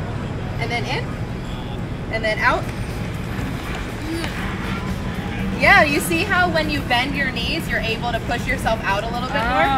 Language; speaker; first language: English; native; English